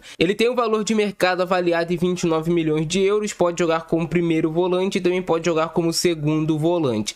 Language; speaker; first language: Portuguese; native; Portuguese